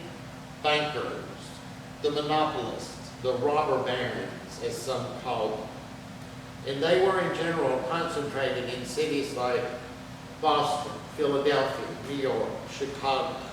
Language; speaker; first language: English; native; English